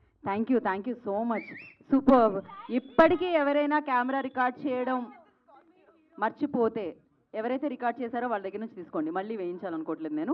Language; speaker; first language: Telugu; native; Telugu